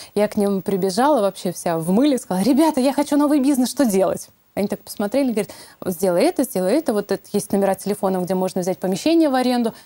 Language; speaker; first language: Russian; native; Russian